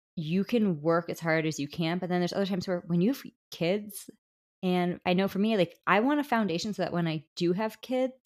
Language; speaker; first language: English; native; English